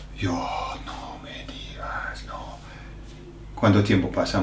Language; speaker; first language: Spanish; non-native, fluent; English